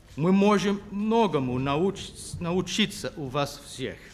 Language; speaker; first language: Russian; non-native, fluent; English